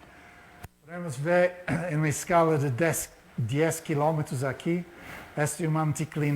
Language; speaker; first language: Portuguese; non-native, learner; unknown